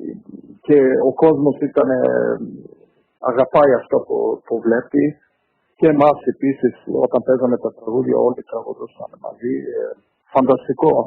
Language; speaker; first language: Greek; early bilingual, heritage; Greek